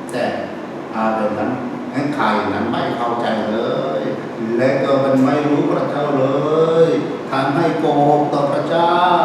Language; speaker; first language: Thai; non-native, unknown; Korean